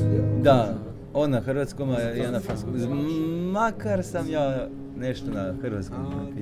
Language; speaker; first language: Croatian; non-native, fluent; French